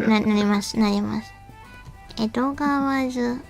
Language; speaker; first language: Japanese; native; Japanese